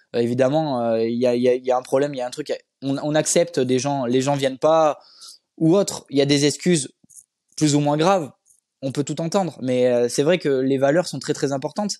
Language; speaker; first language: French; native; French